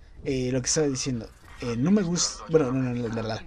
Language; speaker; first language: Spanish; native; Spanish